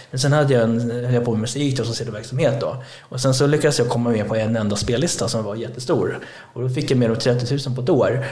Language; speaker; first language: Swedish; early bilingual, other home language; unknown